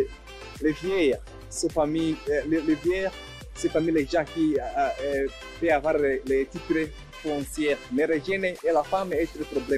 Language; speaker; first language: French; non-native, learner; Swahili